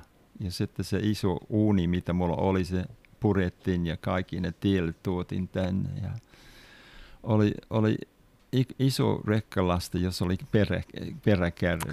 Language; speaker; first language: Finnish; non-native, fluent; English